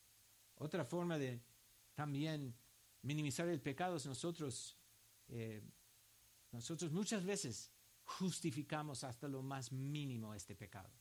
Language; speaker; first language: Spanish; non-native, fluent; English